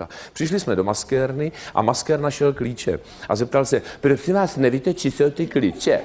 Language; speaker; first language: Czech; native; Czech